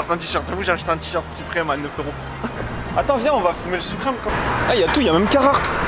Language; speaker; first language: French; native; French